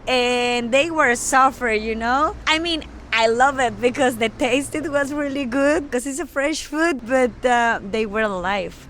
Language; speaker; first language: English; non-native, learner; Spanish